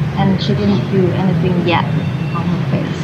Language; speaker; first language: English; non-native, fluent; Vietnamese